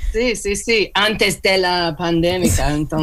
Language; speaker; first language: Spanish; non-native, learner; English